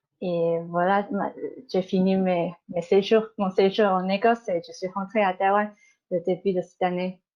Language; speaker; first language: French; non-native, fluent; Chinese